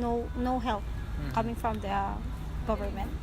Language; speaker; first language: English; non-native, learner; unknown